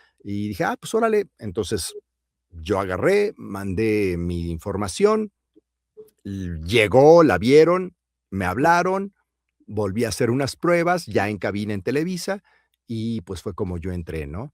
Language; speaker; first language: Spanish; native; Spanish